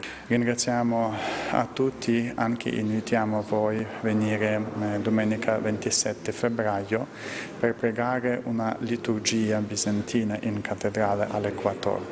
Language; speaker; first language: Italian; non-native, fluent; Ukrainian